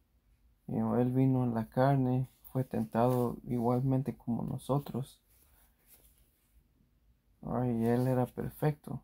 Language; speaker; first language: Spanish; early bilingual, heritage; Spanish